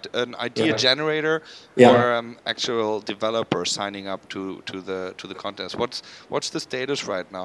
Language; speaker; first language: English; non-native, fluent; German